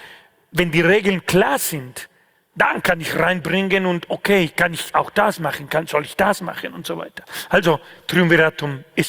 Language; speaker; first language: German; non-native, fluent; Spanish